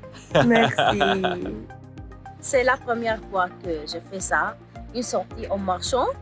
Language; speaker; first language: French; non-native, learner; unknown